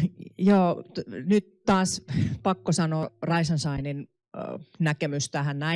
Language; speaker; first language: Finnish; native; Finnish